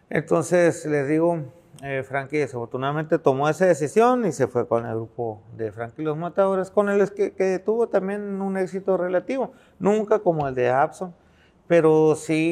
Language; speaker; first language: Spanish; native; Spanish